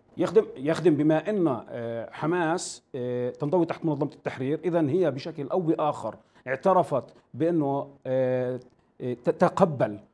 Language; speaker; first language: Arabic; native; Arabic